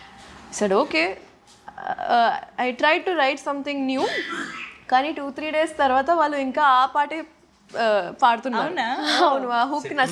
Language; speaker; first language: Telugu; non-native, local second language; Urdu